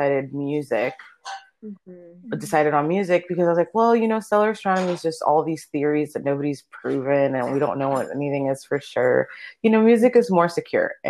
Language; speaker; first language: English; early bilingual, other home language; Spanish